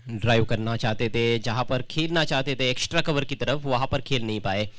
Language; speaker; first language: Hindi; non-native, local second language; Marathi